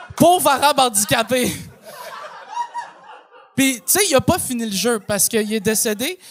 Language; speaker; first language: French; native; French